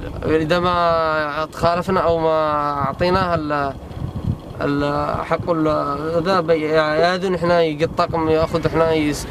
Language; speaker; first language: Arabic; native; Arabic